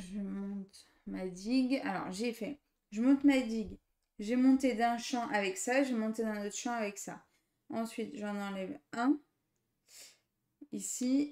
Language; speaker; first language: French; native; French